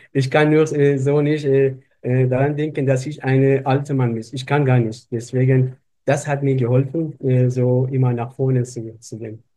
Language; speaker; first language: German; non-native, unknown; Persian